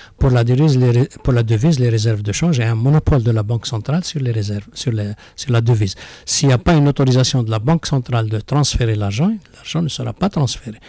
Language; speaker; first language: French; non-native, local second language; Arabic